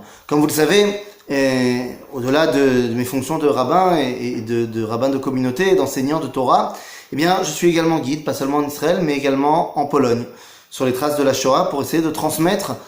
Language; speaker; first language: French; native; French